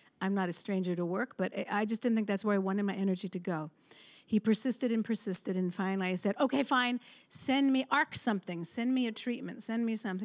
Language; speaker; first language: English; native; English